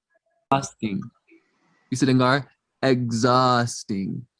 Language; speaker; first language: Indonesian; non-native, fluent; English